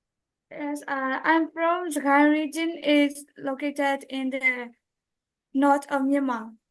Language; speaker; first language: English; non-native, learner; Burmese